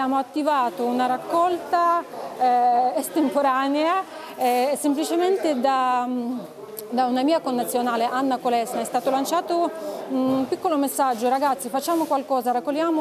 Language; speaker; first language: Italian; non-native, fluent; Ukrainian